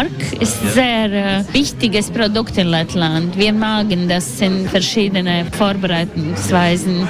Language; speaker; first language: German; non-native, learner; Latvian